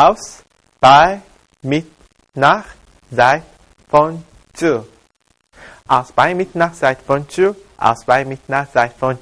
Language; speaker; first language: German; non-native, fluent; Korean